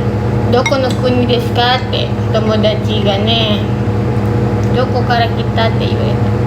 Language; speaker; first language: Japanese; non-native, learner; Indonesian